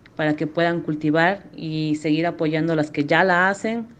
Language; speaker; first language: Spanish; native; Spanish